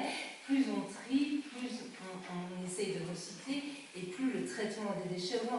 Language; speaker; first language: French; native; French